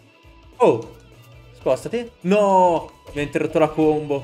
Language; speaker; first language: Italian; native; Italian